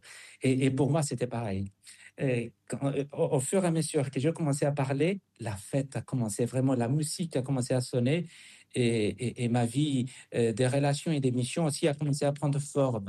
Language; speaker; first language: French; non-native, fluent; Spanish